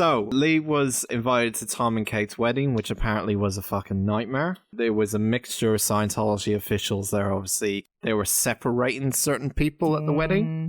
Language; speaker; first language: English; native; English